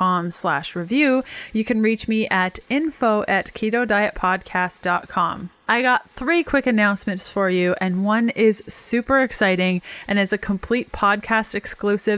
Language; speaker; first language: English; native; English